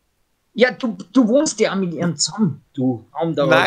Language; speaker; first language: German; native; German